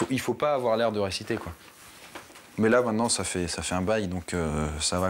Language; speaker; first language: French; native; French